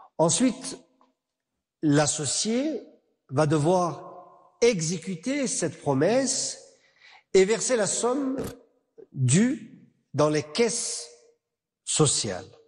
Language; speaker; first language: French; non-native, local second language; Arabic